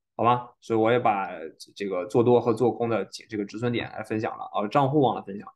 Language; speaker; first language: Chinese; native; Chinese